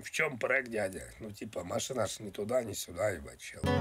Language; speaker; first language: Russian; native; Russian